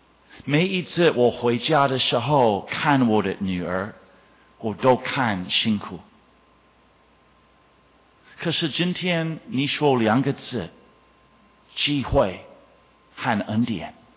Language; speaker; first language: Chinese; non-native, fluent; English